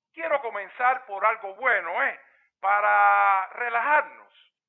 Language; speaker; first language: Spanish; native; Spanish